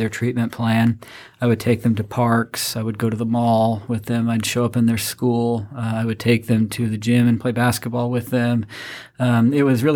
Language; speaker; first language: English; native; English